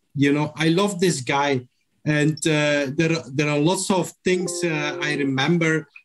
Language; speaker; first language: English; non-native, local second language; Dutch